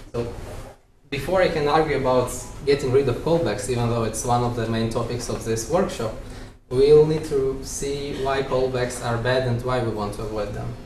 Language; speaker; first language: English; non-native, fluent; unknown